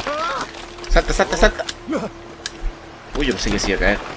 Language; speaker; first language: Spanish; native; Spanish